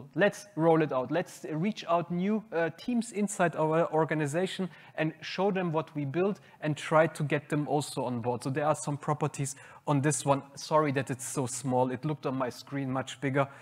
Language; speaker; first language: English; non-native, fluent; German